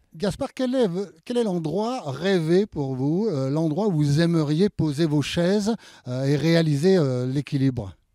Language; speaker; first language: French; native; French